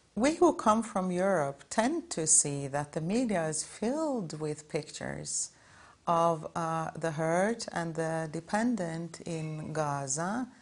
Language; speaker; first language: English; non-native, fluent; Norwegian